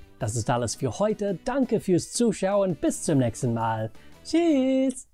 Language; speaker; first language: German; non-native, fluent; English